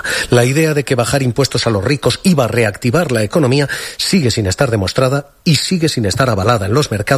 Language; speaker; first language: Spanish; native; Spanish